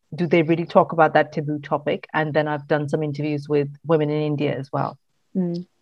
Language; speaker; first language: English; non-native, local second language; Malayalam